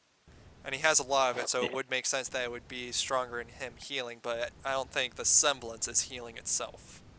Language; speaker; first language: English; native; English